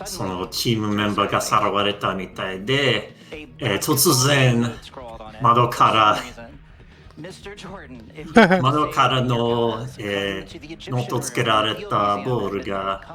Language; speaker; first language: Japanese; non-native, learner; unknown